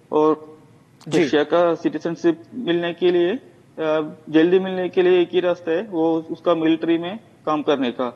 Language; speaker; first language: Hindi; non-native, local second language; Malayalam